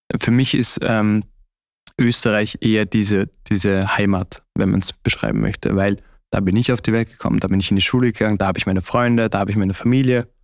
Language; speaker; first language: German; early bilingual, other home language; Turkish